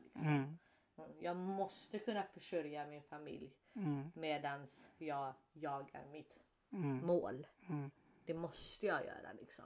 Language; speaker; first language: Swedish; native; Swedish